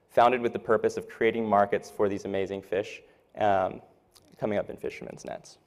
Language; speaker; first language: English; native; English